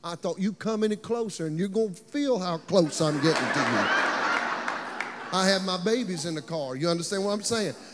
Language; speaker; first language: English; native; English